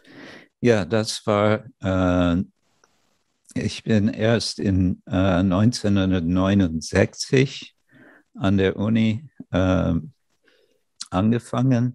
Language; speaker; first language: German; non-native, fluent; English